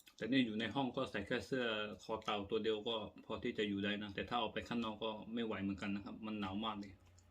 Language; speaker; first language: Thai; native; Thai